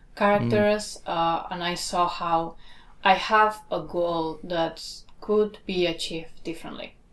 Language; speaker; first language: English; non-native, fluent; Spanish